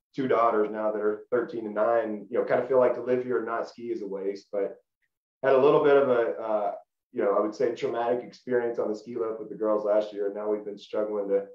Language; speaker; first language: English; native; English